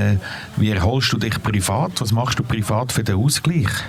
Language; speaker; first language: German; native; German